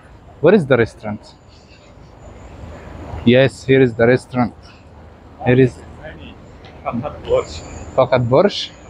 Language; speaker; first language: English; non-native, fluent; Arabic